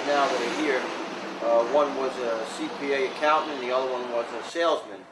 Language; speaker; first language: English; native; English